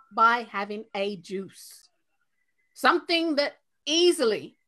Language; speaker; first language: English; native; English